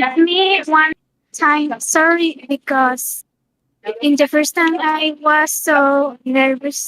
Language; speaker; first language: English; non-native, learner; Spanish